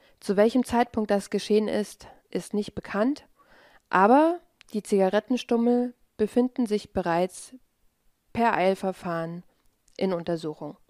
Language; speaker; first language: German; native; German